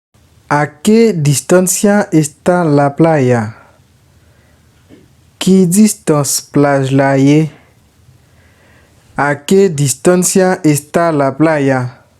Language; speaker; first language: Spanish; non-native, learner; Haitian Creole